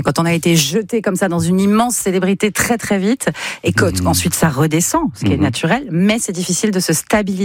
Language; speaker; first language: French; native; French